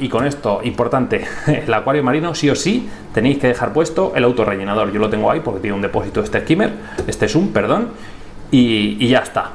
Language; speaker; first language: Spanish; native; Spanish